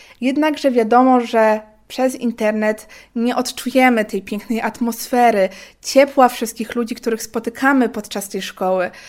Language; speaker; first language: Polish; native; Polish